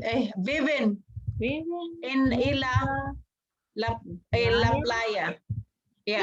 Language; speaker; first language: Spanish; non-native, learner; English